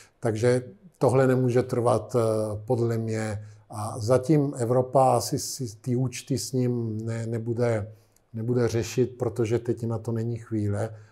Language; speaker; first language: Czech; non-native, fluent; Italian